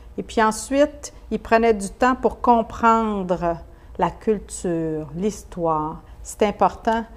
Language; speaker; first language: French; native; French